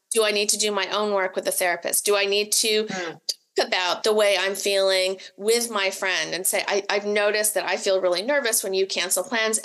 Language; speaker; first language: English; native; English